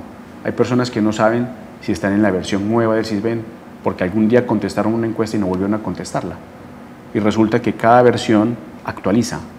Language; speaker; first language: Spanish; native; Spanish